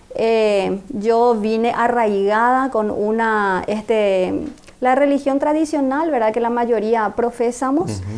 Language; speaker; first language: Spanish; native; Spanish